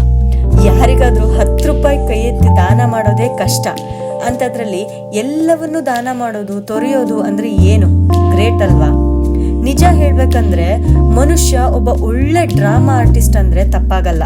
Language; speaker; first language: Kannada; native; Kannada